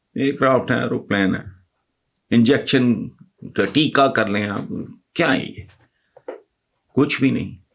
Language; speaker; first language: Urdu; non-native, local second language; Punjabi